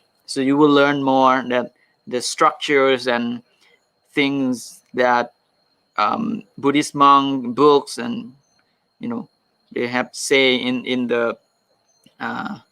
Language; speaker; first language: English; non-native, fluent; Thai